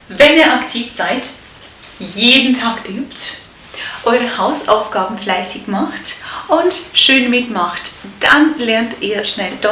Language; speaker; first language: German; non-native, fluent; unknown